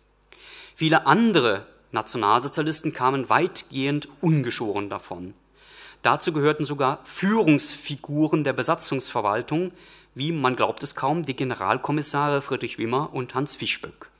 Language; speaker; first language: German; native; German